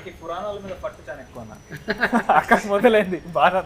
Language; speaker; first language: Telugu; native; Telugu